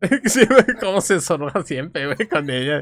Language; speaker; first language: Spanish; native; Spanish